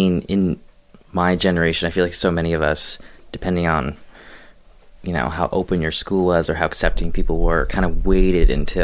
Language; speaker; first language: English; native; English